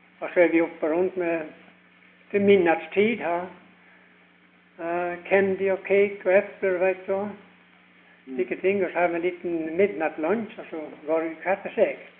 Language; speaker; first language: Norwegian; early bilingual, heritage; Norwegian